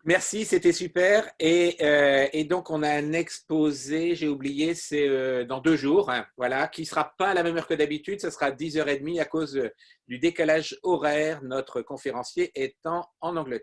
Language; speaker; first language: French; native; French